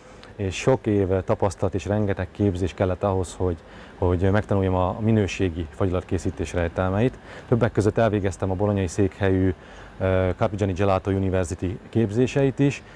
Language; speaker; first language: Hungarian; native; Hungarian